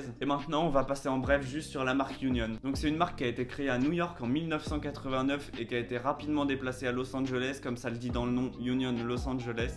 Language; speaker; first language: French; native; French